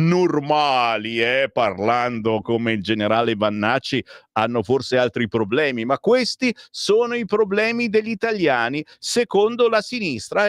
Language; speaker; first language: Italian; native; Italian